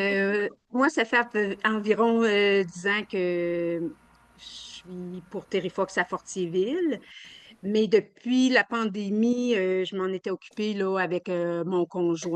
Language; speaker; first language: French; native; French